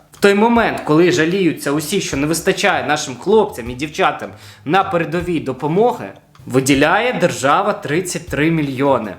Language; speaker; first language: Ukrainian; non-native, local second language; Russian